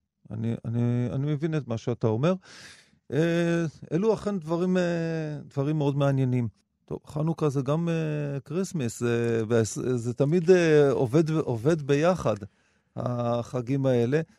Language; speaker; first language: Hebrew; native; Hebrew